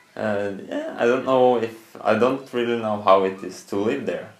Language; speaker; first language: English; non-native, fluent; Norwegian